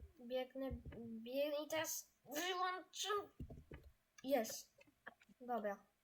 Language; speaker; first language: Polish; native; Polish